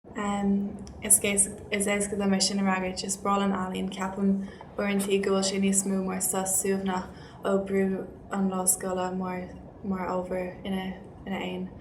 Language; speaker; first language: Irish; non-native, local second language; English